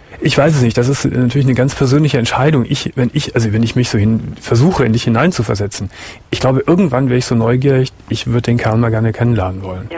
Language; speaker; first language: German; native; German